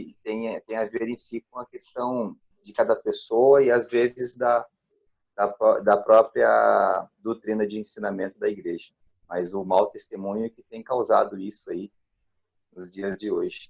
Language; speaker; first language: Portuguese; native; Portuguese